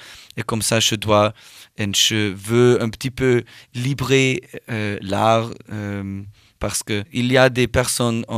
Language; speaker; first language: French; non-native, learner; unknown